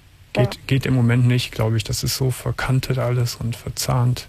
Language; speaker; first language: German; native; German